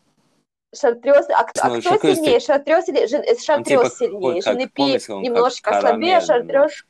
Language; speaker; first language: Russian; native; Russian